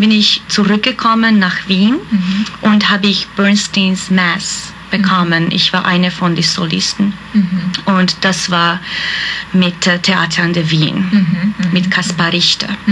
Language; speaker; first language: German; non-native, fluent; Hungarian